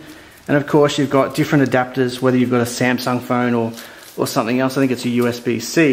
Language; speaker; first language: English; native; English